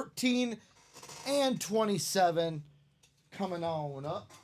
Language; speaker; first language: English; native; English